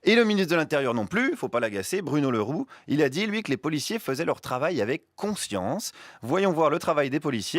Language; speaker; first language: French; native; French